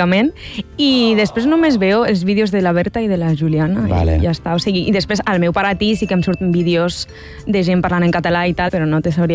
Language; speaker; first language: Catalan; non-native, local second language; Spanish